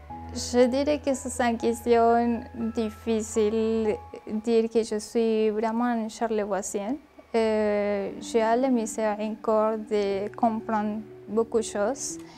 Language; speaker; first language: French; non-native, learner; Spanish